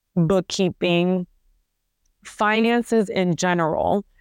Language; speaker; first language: English; early bilingual, other home language; Spanish